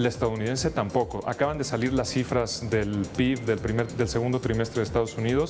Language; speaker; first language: Spanish; native; Spanish